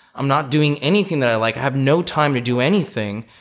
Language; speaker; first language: English; native; English